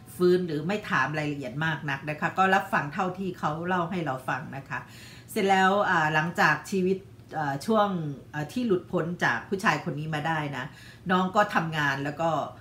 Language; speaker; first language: Thai; native; Thai